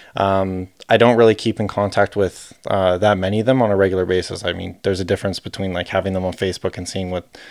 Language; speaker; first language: English; native; English